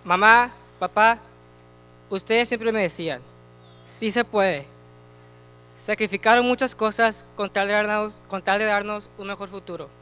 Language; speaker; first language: Spanish; early bilingual, heritage; Spanish